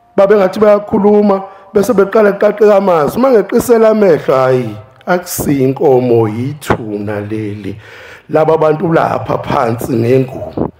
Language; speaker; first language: Zulu; native; Zulu